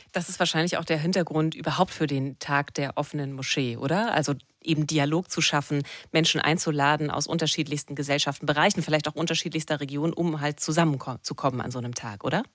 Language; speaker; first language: German; native; German